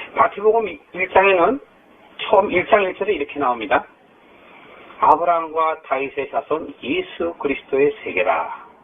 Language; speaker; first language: Korean; native; Korean